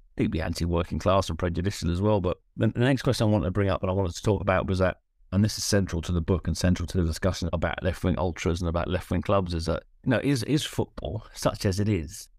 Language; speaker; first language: English; native; English